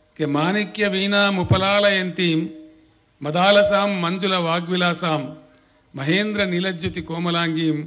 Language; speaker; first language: Hindi; non-native, local second language; Telugu